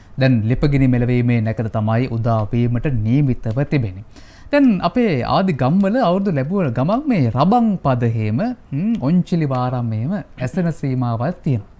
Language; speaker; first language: Sinhala; native; Sinhala